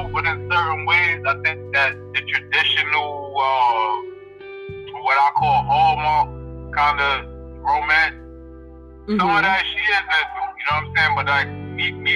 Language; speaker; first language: English; native; English